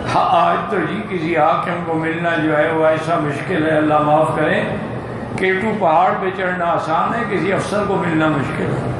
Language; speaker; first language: Urdu; native; Urdu